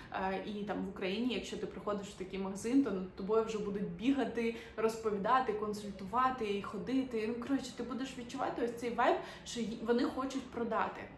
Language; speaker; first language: Ukrainian; native; Ukrainian